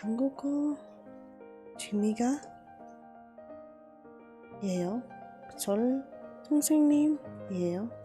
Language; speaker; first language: Korean; non-native, learner; English